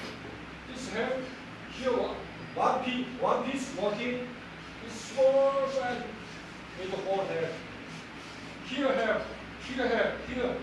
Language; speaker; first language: English; non-native, learner; Korean